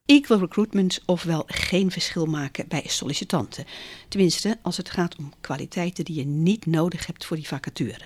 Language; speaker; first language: Dutch; native; Dutch